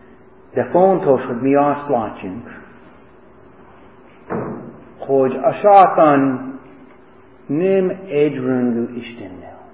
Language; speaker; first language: Hungarian; non-native, fluent; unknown